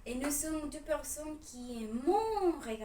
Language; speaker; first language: French; non-native, fluent; Spanish